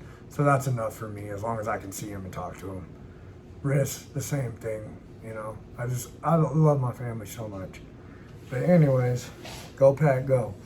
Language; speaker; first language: English; native; English